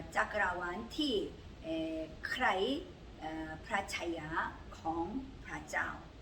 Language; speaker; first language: Thai; non-native, learner; Korean